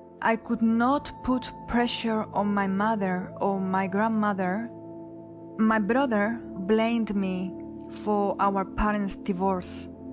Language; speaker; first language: English; non-native, fluent; Spanish